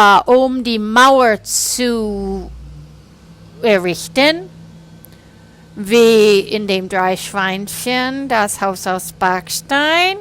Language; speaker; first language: German; non-native, fluent; English